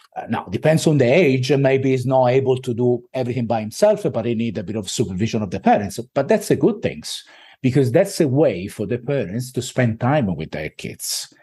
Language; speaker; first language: English; non-native, fluent; Italian